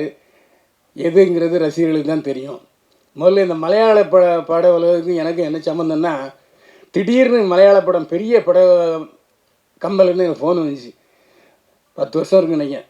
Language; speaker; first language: Tamil; native; Tamil